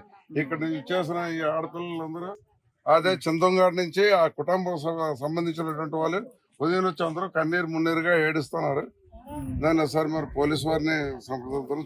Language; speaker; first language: Telugu; native; Telugu